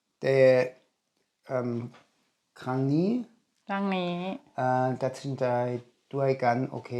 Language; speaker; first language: Thai; non-native, learner; German